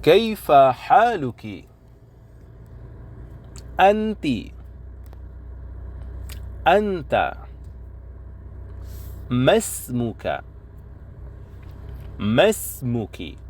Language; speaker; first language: Arabic; non-native, fluent; Indonesian